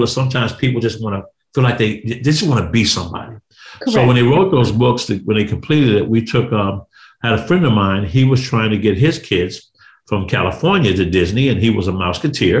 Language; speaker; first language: English; native; English